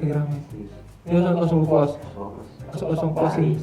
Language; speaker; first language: Indonesian; native; Indonesian